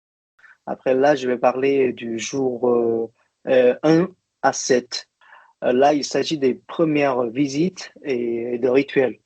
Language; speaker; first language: French; non-native, fluent; Chinese